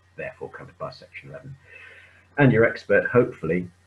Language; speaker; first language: English; native; English